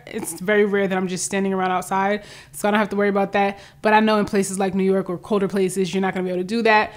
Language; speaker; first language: English; native; English